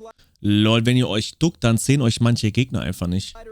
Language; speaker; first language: German; native; German